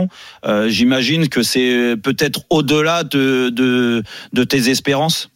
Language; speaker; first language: French; native; French